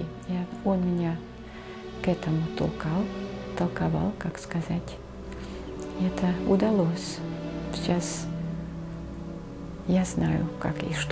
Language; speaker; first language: Russian; non-native, fluent; Dutch